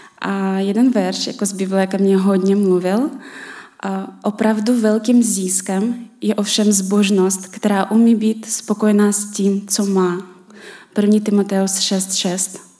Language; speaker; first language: Czech; non-native, fluent; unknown